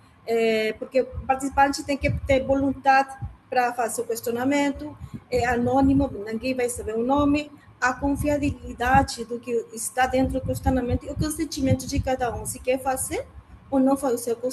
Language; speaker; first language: Portuguese; non-native, learner; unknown